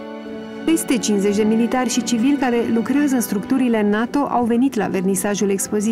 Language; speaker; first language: Romanian; native; Romanian